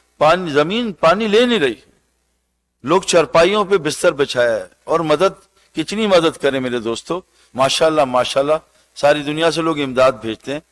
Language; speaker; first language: Urdu; native; Urdu